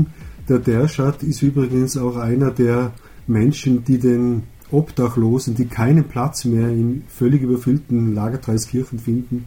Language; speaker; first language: German; native; German